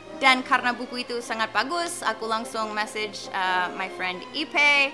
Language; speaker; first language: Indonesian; non-native, fluent; English